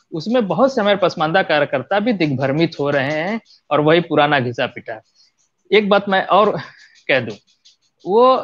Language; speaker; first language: Hindi; non-native, local second language; Bhojpuri